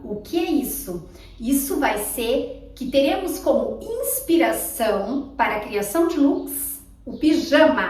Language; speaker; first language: Portuguese; native; Portuguese